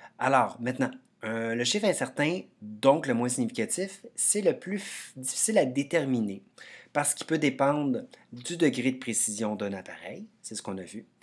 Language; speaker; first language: French; native; French